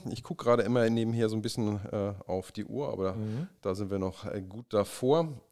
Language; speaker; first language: German; native; German